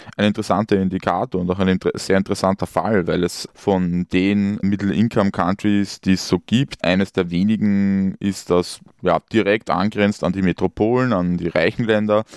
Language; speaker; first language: German; native; German